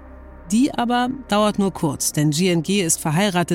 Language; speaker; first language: German; native; German